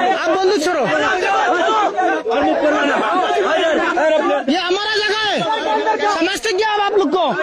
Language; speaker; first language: Hindi; non-native, learner; Bangla